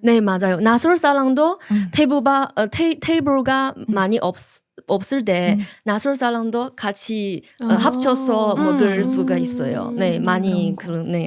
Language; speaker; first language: Korean; non-native, learner; Chinese